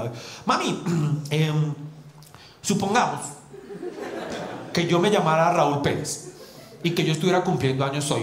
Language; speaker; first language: Spanish; native; Spanish